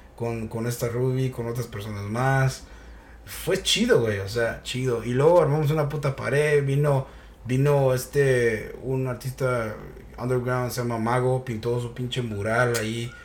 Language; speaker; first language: Spanish; early bilingual, heritage; Spanish